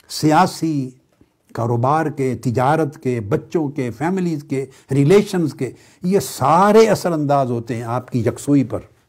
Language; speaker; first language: Urdu; native; Urdu